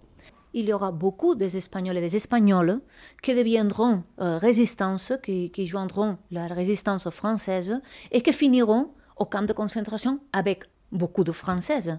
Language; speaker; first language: French; non-native, fluent; Spanish